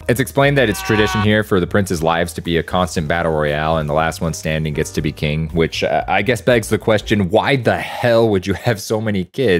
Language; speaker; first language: English; native; English